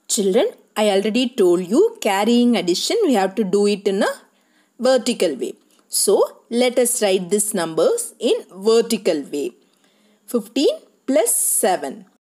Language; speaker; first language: English; non-native, local second language; Tamil